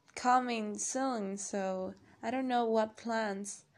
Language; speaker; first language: English; non-native, learner; Spanish